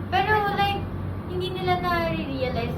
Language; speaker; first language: Filipino; native; Filipino